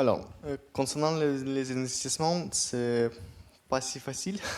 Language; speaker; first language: French; non-native, fluent; Ukrainian